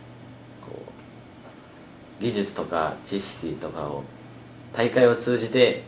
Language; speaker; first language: Japanese; native; Japanese